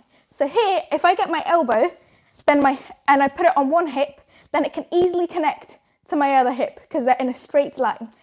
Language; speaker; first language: English; native; English